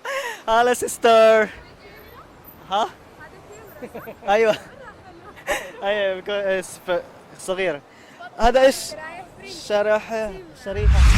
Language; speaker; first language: Arabic; non-native, learner; Indonesian